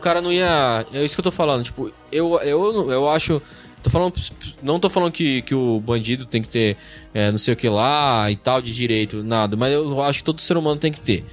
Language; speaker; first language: Portuguese; native; Portuguese